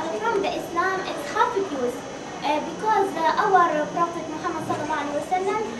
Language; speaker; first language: English; non-native, learner; Arabic